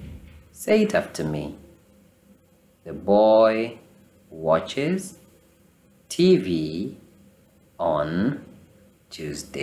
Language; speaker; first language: English; non-native, fluent; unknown